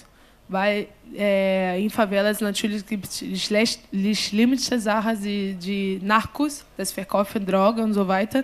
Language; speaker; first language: German; non-native, learner; Portuguese